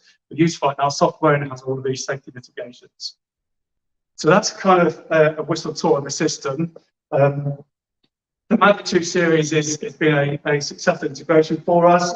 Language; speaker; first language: English; native; English